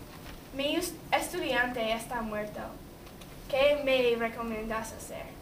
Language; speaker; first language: Spanish; non-native, learner; English